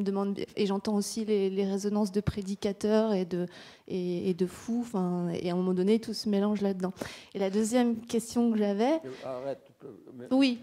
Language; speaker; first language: French; native; French